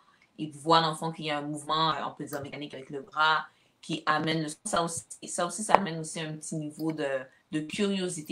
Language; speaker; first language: French; native; French